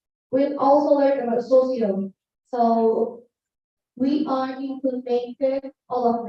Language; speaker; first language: English; non-native, learner; Indonesian